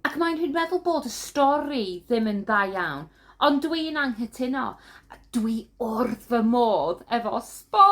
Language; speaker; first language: Welsh; non-native, learner; English